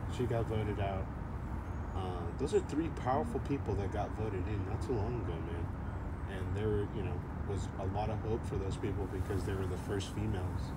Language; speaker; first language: English; native; English